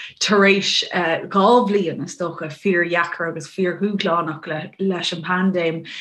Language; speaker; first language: Irish; native; Irish